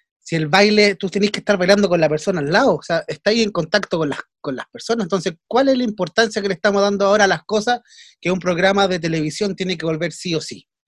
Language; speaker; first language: Spanish; native; Spanish